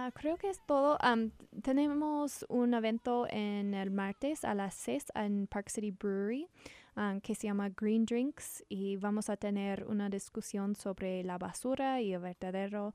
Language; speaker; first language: Spanish; non-native, learner; English